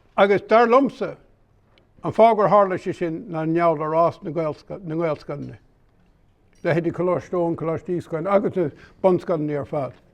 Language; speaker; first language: Irish; native; Irish